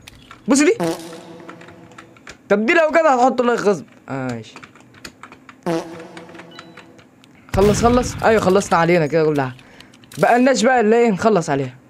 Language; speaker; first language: Arabic; native; Arabic